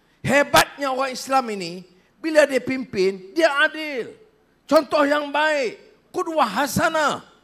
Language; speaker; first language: Malay; native; Malay